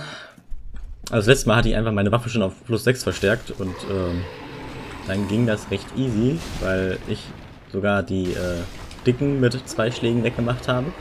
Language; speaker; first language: German; native; German